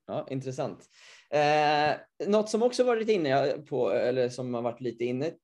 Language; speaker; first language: Swedish; native; Swedish